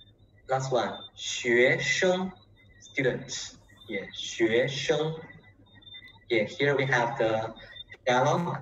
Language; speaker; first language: English; non-native, learner; Chinese